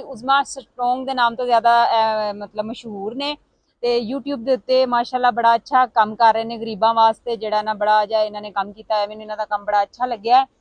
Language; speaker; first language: Urdu; non-native, local second language; Punjabi